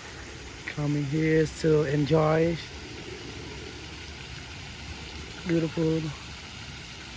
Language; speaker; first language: English; non-native, learner; Vietnamese